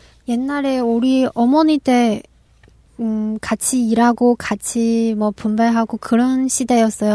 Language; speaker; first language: Korean; non-native, local second language; Chinese